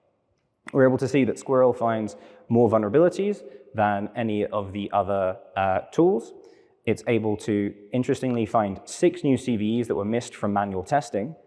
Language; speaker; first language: English; native; English